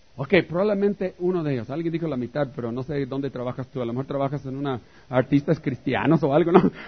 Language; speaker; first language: Spanish; native; Spanish